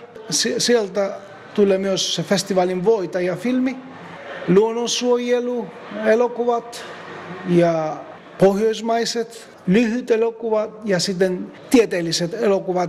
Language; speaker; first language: Finnish; non-native, fluent; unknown